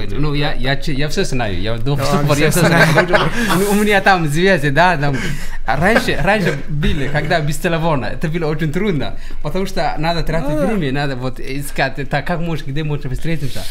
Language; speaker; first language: Russian; non-native, learner; Somali